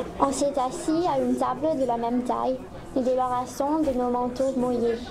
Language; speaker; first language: French; non-native, fluent; English